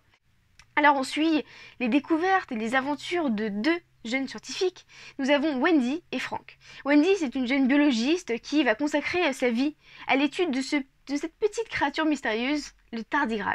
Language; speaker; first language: French; native; French